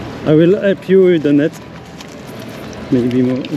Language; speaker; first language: English; non-native, learner; French